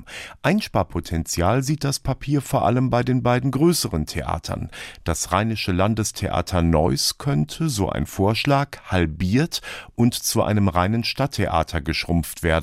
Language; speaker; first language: German; native; German